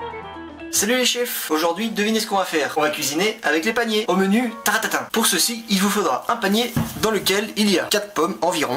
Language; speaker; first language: French; native; French